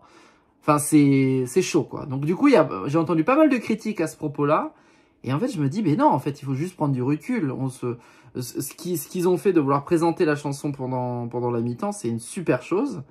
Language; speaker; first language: French; native; French